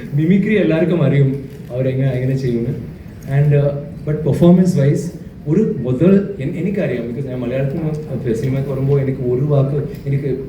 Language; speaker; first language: Malayalam; non-native, fluent; Tamil